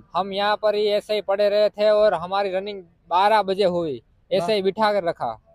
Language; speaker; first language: Hindi; non-native, local second language; Gujarati